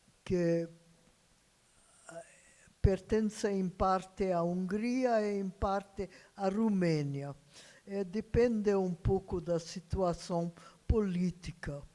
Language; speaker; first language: Portuguese; non-native, fluent; Hungarian